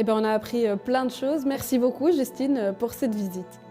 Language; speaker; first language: French; native; French